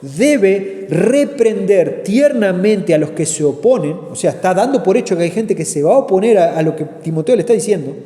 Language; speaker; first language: Spanish; native; Spanish